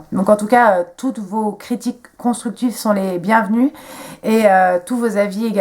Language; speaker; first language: French; native; French